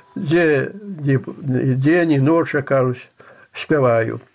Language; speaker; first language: Russian; non-native, local second language; Belarusian